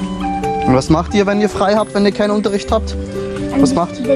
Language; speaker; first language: German; native; German